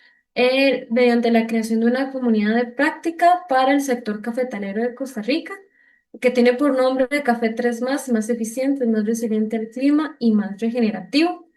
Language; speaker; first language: Spanish; native; Spanish